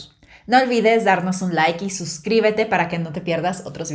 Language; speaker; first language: Spanish; native; Spanish